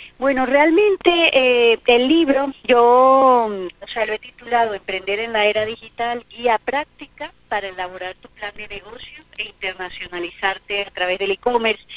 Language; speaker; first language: Spanish; native; Spanish